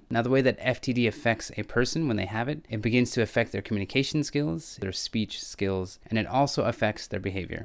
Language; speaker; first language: English; native; English